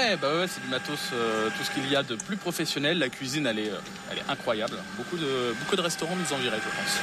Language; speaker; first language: French; native; French